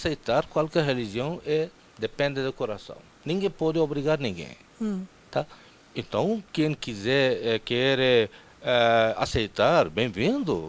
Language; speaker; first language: Portuguese; non-native, fluent; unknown